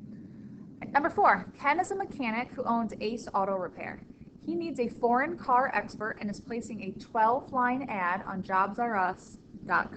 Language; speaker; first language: English; native; English